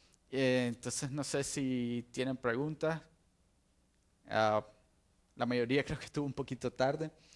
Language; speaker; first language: Spanish; native; Spanish